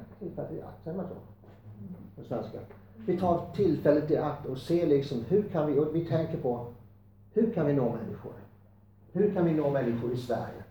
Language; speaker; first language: Swedish; non-native, fluent; English